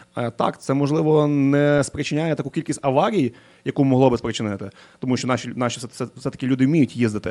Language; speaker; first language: Ukrainian; native; Ukrainian